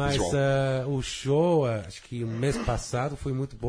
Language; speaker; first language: Portuguese; non-native, fluent; English